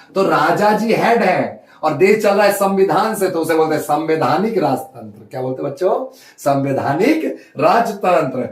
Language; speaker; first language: Hindi; native; Hindi